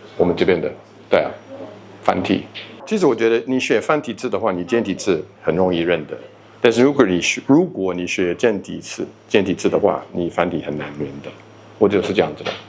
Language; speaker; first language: Chinese; non-native, fluent; English